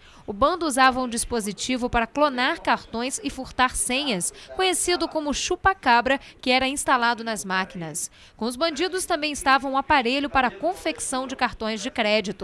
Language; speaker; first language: Portuguese; native; Portuguese